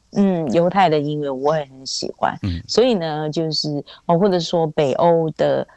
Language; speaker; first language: Chinese; non-native, local second language; Hakka Chinese